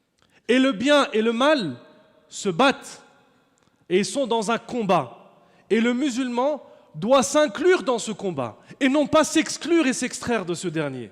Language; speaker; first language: French; native; French